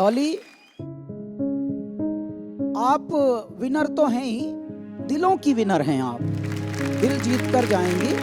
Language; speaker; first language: Hindi; native; Hindi